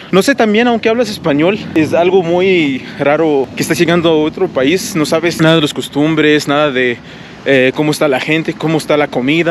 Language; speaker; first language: Spanish; non-native, fluent; Arabic